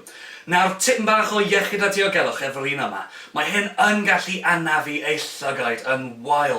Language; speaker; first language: Welsh; non-native, local second language; English